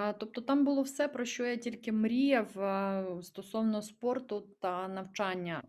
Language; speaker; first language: Ukrainian; native; Ukrainian